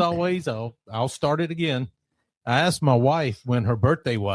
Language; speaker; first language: English; native; English